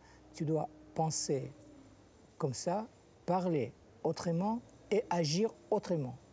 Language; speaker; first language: French; non-native, fluent; Russian